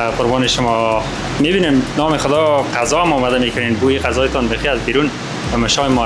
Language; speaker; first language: Persian; native; Persian